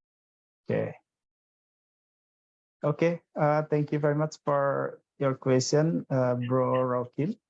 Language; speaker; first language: English; non-native, fluent; Indonesian